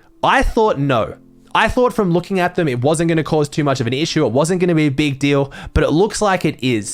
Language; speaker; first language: English; native; English